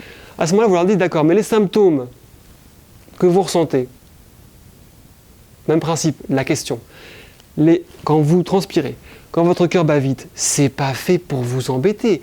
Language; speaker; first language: French; native; French